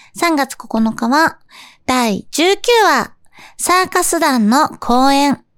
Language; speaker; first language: Japanese; native; Japanese